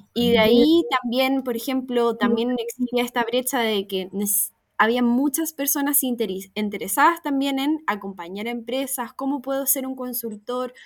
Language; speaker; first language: Spanish; native; Spanish